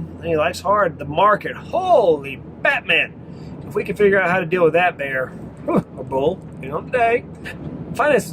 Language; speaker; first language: English; native; English